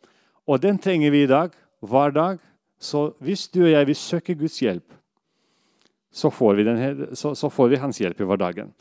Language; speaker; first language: Norwegian; non-native, fluent; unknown